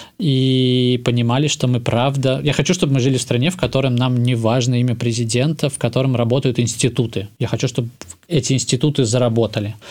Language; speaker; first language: Russian; native; Russian